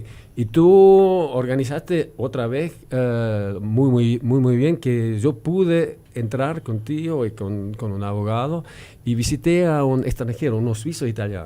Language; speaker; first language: Spanish; non-native, fluent; German